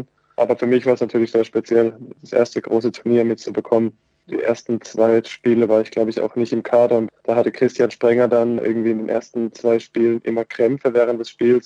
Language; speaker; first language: German; native; German